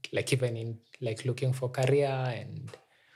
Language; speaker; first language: English; non-native, local second language; Meru